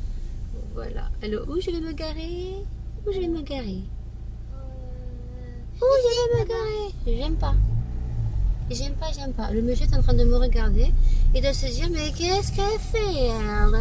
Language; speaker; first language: French; native; French